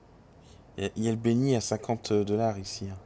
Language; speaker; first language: French; native; French